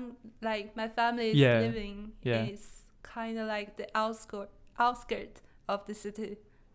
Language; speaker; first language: English; non-native, fluent; Chinese